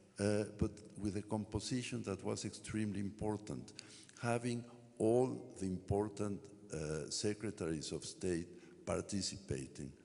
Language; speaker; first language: English; non-native, fluent; Spanish